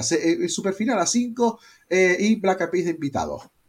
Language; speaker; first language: Spanish; native; Spanish